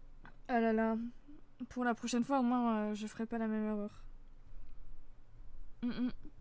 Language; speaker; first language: French; native; French